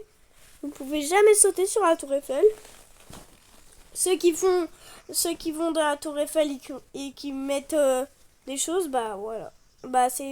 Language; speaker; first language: French; native; French